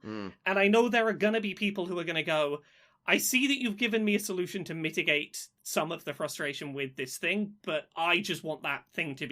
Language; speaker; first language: English; native; English